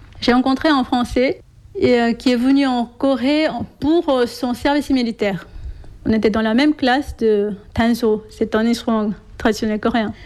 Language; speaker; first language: French; non-native, fluent; Korean